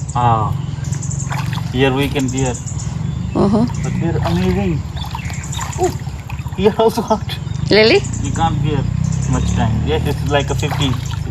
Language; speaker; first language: English; non-native, learner; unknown